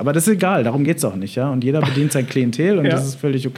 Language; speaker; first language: German; native; German